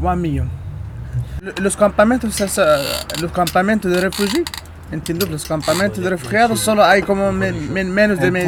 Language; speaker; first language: Spanish; non-native, local second language; Arabic